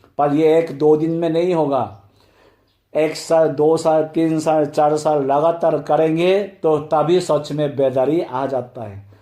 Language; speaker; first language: Hindi; non-native, fluent; Korean